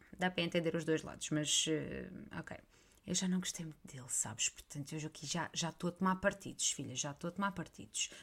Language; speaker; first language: Portuguese; native; Portuguese